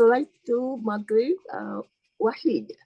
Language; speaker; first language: Arabic; non-native, learner; Malay